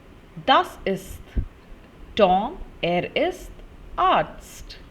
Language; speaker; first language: German; non-native, fluent; Hindi